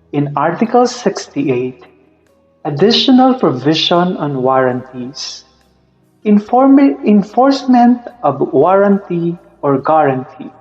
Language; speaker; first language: English; non-native, local second language; Filipino